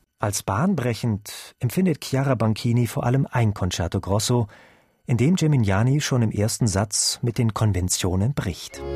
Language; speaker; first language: German; native; German